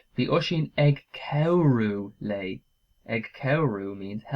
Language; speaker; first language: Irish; non-native, local second language; English